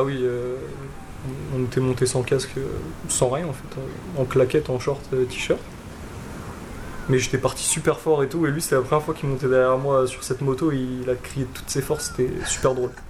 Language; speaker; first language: French; native; French